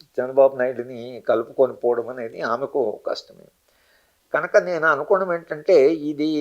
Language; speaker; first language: Telugu; native; Telugu